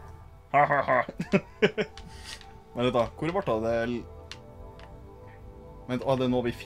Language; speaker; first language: Norwegian; native; Norwegian